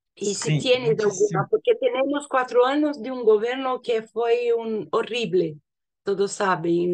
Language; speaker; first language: Spanish; non-native, learner; Portuguese